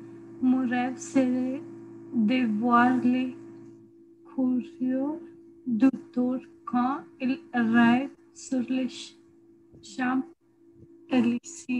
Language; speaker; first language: French; non-native, learner; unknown